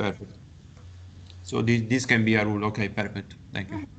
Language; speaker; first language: English; non-native, learner; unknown